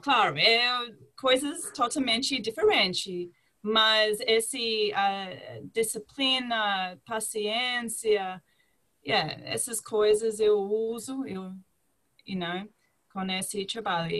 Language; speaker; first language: Portuguese; non-native, fluent; English